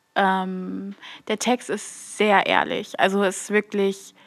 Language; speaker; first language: German; native; German